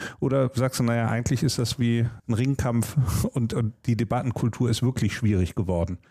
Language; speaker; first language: German; native; German